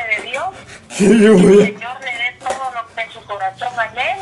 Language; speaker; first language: Spanish; native; Spanish